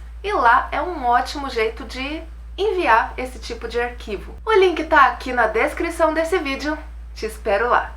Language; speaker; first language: Portuguese; native; Portuguese